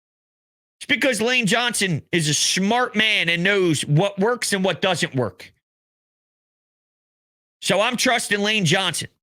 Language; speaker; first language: English; native; English